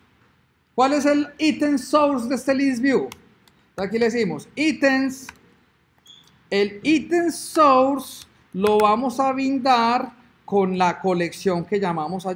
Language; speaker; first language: Spanish; native; Spanish